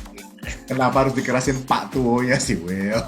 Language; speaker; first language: Indonesian; native; Indonesian